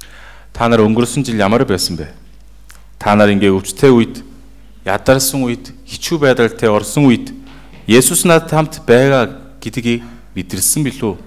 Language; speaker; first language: Mongolian; non-native, fluent; Korean